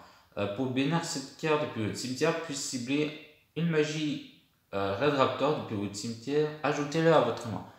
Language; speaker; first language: French; native; French